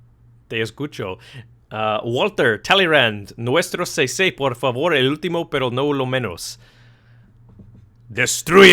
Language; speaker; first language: Spanish; non-native, learner; English